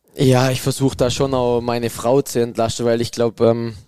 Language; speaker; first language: German; native; German